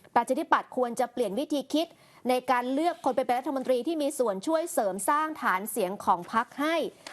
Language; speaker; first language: Thai; native; Thai